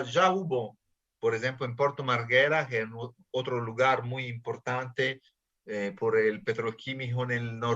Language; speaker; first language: Spanish; non-native, fluent; Italian